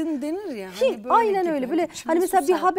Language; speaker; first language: Turkish; native; Turkish